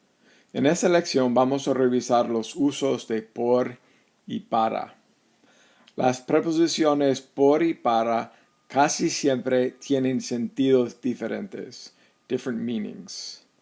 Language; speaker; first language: Spanish; non-native, fluent; English